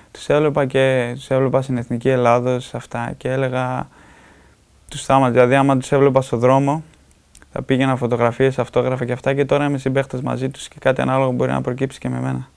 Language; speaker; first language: Greek; native; Greek